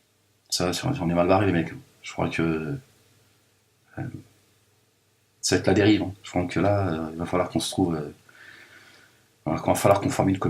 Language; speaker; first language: French; native; French